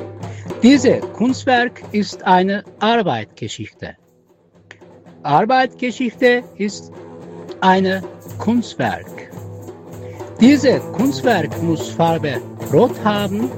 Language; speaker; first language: German; non-native, learner; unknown